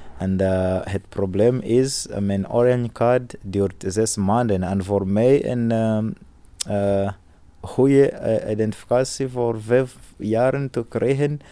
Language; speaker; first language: Dutch; non-native, learner; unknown